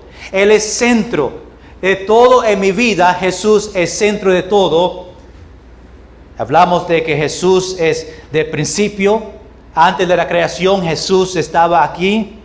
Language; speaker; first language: Spanish; non-native, fluent; English